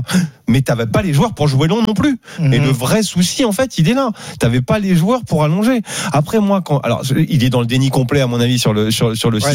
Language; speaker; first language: French; native; French